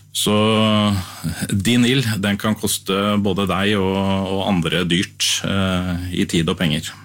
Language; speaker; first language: Norwegian; native; Norwegian